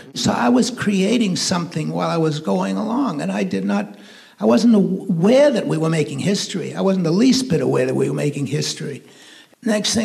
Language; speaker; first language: English; native; English